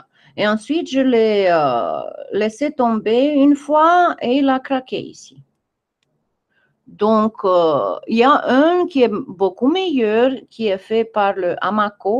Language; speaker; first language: French; non-native, fluent; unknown